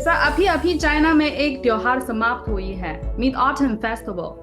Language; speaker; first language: Hindi; non-native, fluent; Chinese